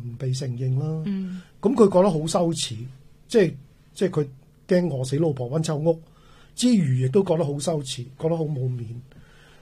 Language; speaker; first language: Cantonese; native; Cantonese